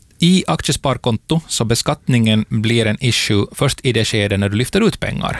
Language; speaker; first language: Swedish; native; Swedish